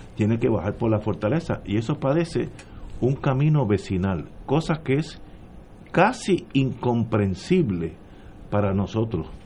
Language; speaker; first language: Spanish; native; Spanish